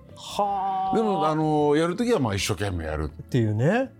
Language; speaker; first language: Japanese; native; Japanese